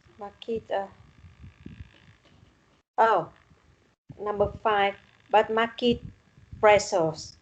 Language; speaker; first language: English; non-native, learner; Vietnamese